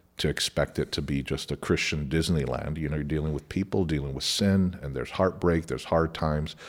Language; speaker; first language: English; early bilingual, other home language; Spanish